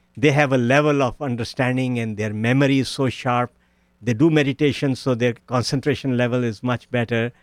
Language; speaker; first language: English; non-native, local second language; Punjabi